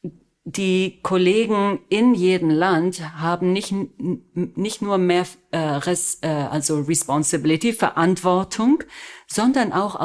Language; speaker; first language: German; non-native, fluent; Spanish